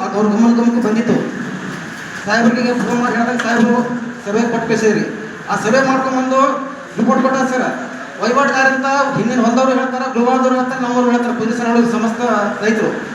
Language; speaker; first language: Kannada; native; Kannada